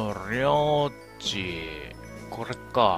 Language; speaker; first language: Japanese; native; Japanese